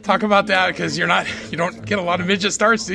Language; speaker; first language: English; native; English